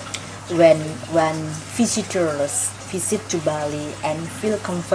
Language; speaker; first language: English; non-native, local second language; Indonesian